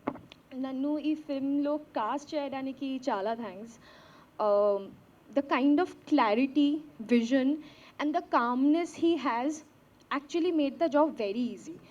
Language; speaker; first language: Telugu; non-native, learner; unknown